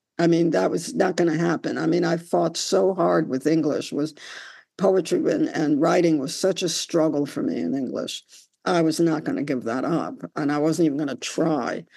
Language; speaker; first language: English; early bilingual, other home language; Polish